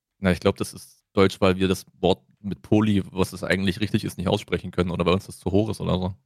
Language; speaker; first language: German; native; German